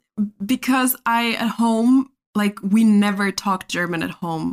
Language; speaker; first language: English; non-native, fluent; Spanish